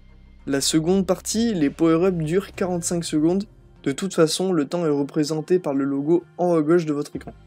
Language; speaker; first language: French; native; French